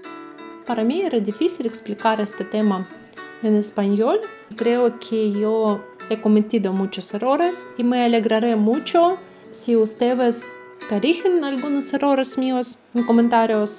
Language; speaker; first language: Spanish; non-native, fluent; Russian